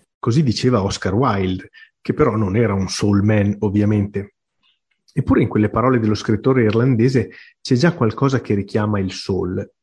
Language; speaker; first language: Italian; native; Italian